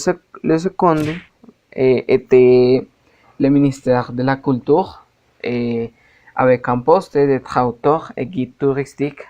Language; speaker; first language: French; non-native, learner; Spanish